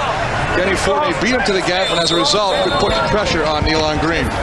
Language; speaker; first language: English; native; English